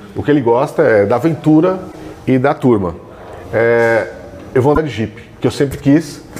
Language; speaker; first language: Portuguese; native; Portuguese